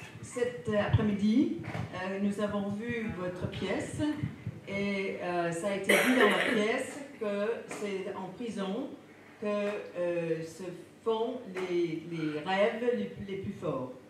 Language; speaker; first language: French; non-native, fluent; Danish